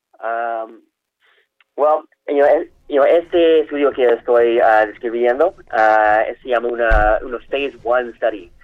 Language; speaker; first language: Spanish; non-native, learner; English